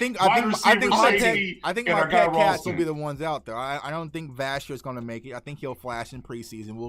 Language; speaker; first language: English; native; English